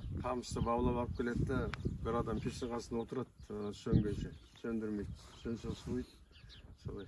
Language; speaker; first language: Kazakh; non-native, local second language; Turkish